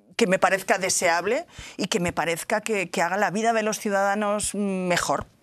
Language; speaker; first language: Spanish; native; Spanish